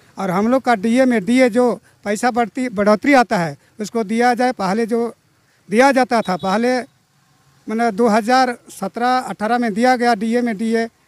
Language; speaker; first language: Hindi; native; Hindi